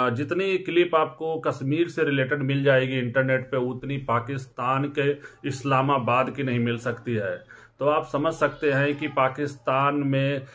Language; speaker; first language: Hindi; native; Hindi